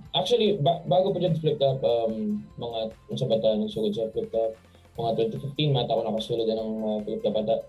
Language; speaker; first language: Cebuano; native; Cebuano